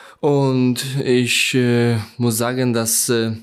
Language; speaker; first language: German; non-native, learner; Polish